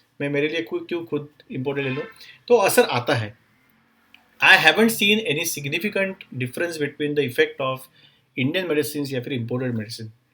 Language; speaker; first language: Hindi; non-native, local second language; Marathi